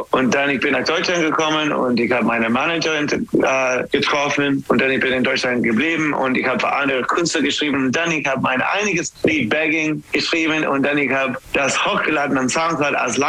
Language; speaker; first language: German; non-native, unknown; English